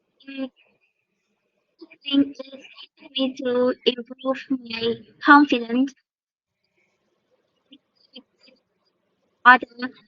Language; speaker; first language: English; non-native, learner; Vietnamese